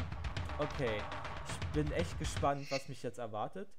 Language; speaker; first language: German; native; German